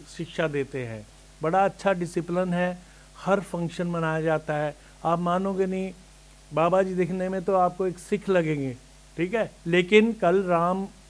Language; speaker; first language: Hindi; native; Hindi